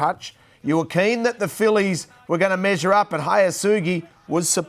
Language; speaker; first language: English; native; English